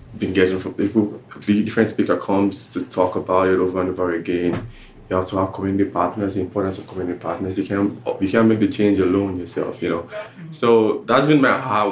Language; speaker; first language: English; non-native, local second language; Yoruba